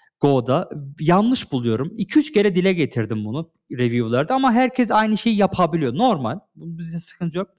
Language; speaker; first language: Turkish; early bilingual, heritage; Turkish